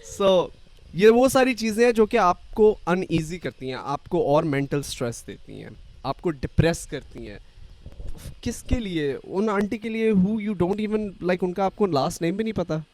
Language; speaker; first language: Urdu; early bilingual, heritage; Urdu